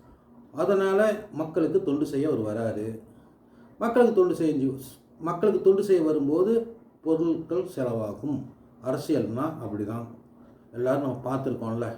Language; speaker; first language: Tamil; native; Tamil